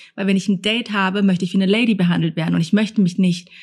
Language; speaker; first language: German; early bilingual, other home language; Thai